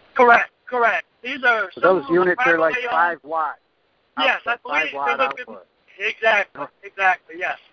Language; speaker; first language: English; native; English